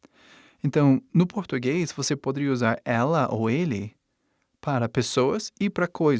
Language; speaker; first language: Portuguese; non-native, fluent; English